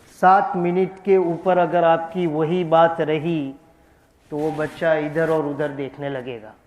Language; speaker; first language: Urdu; non-native, fluent; Gujarati